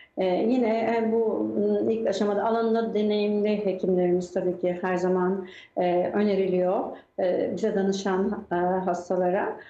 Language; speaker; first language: Turkish; native; Turkish